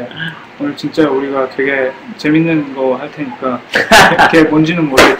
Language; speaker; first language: Korean; native; Korean